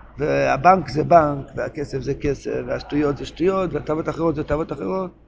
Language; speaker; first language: Hebrew; non-native, local second language; Yiddish